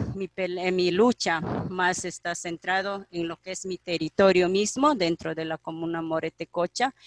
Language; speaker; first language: Spanish; non-native, local second language; Quechua